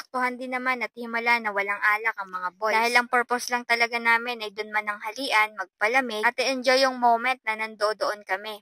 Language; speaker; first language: Filipino; non-native, local second language; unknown